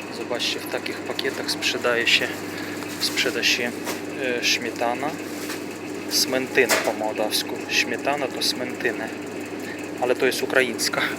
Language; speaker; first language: Polish; non-native, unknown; Ukrainian